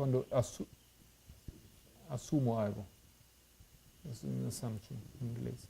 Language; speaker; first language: Portuguese; non-native, fluent; Spanish